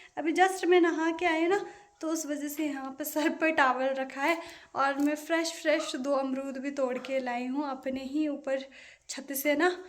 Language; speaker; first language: Hindi; non-native, local second language; Nepali